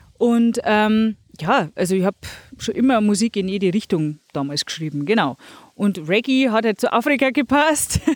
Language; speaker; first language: German; native; German